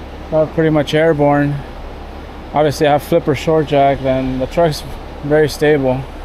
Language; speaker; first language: English; early bilingual, other home language; Spanish